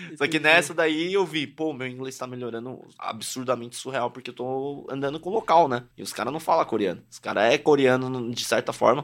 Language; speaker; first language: Portuguese; early bilingual, other home language; Korean